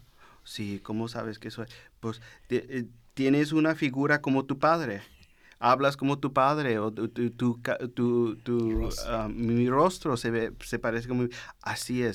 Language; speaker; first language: Spanish; early bilingual, heritage; Spanish